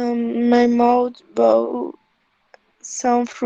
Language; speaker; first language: English; non-native, learner; Spanish